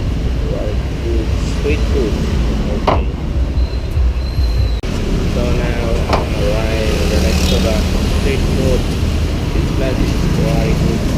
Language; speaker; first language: English; non-native, learner; Khmer